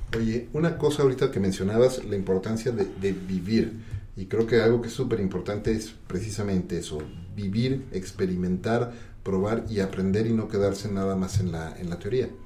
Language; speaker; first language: Spanish; native; Spanish